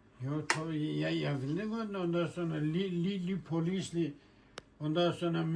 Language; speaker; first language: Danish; non-native, learner; Turkish